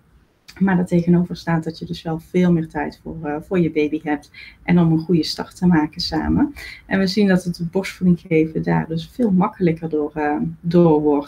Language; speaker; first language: Dutch; native; Dutch